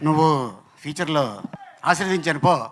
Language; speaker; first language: Telugu; native; Telugu